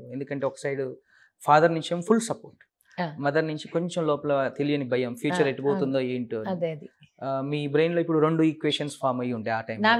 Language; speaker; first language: Telugu; native; Telugu